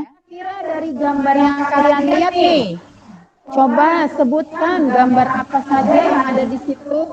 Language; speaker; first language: Indonesian; native; Indonesian